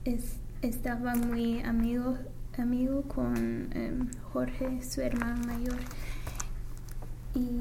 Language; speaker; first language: Spanish; non-native, learner; English